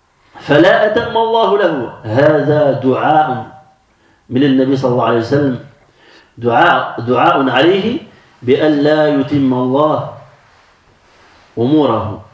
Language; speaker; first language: Arabic; non-native, fluent; French